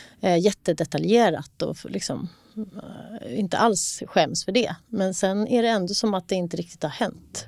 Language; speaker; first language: Swedish; native; Swedish